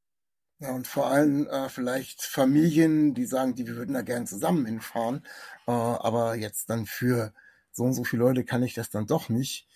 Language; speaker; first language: German; native; German